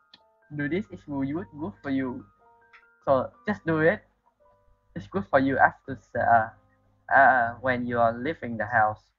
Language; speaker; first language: English; non-native, learner; Vietnamese